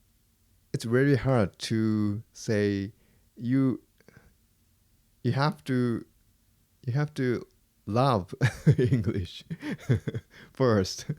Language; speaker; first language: English; non-native, fluent; Japanese